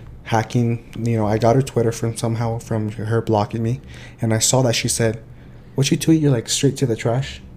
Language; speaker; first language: English; early bilingual, other home language; Spanish